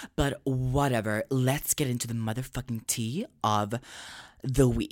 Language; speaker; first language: English; non-native, fluent; Swedish